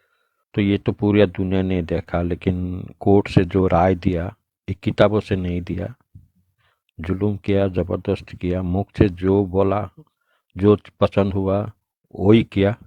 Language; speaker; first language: Hindi; non-native, local second language; Bangla